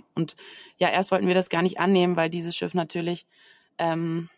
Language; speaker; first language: German; native; German